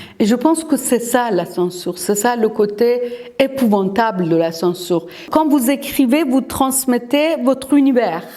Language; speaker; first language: French; non-native, fluent; Persian